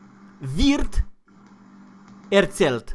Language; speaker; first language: German; non-native, fluent; Romanian